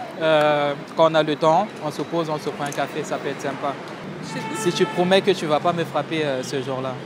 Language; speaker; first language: French; native; French